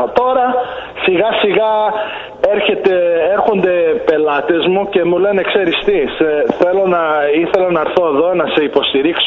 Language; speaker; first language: Greek; early bilingual, heritage; Greek